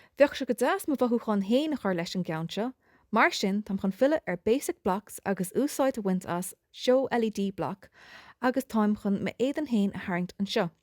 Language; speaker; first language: Irish; native; Irish